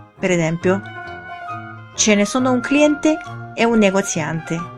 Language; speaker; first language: Italian; non-native, fluent; Chinese